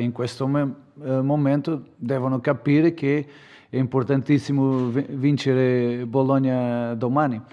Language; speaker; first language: Italian; non-native, fluent; Portuguese